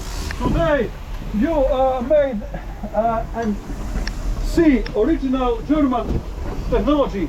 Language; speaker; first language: English; non-native, learner; Bosnian